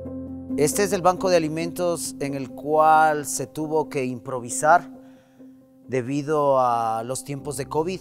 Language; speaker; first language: Spanish; native; Spanish